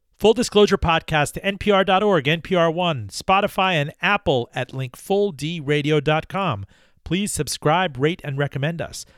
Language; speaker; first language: English; early bilingual, other home language; Persian